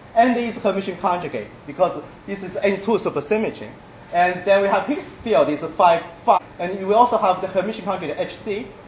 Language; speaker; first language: English; non-native, fluent; Chinese